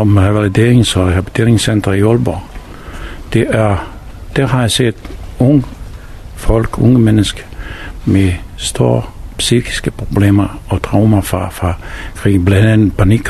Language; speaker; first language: Danish; non-native, fluent; Bosnian